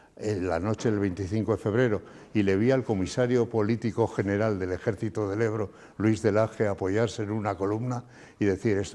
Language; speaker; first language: Spanish; native; Spanish